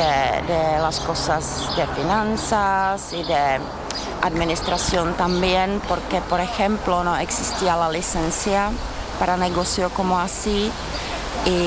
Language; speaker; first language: Spanish; non-native, learner; Czech